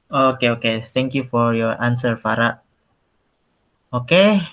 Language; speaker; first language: English; non-native, local second language; Indonesian